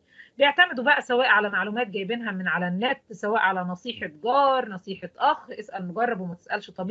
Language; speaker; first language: Arabic; native; Arabic